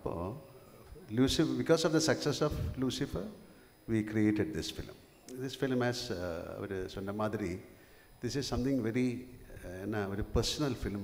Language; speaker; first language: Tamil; non-native, learner; Malayalam